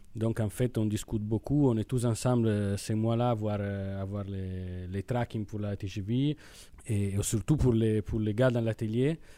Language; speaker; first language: French; non-native, fluent; Italian